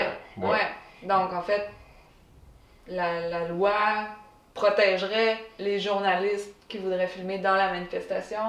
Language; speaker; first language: French; native; French